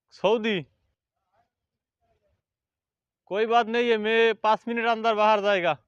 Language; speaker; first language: Hindi; non-native, learner; Bangla